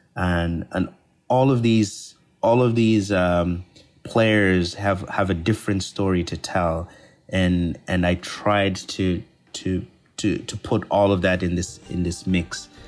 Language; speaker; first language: English; non-native, local second language; Bemba